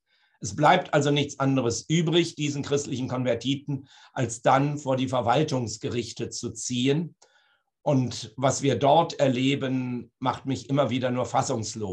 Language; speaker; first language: German; native; German